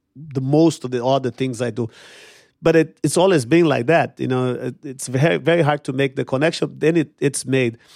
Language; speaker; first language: English; non-native, fluent; Portuguese